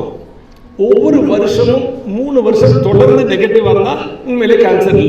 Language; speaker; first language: Tamil; native; Tamil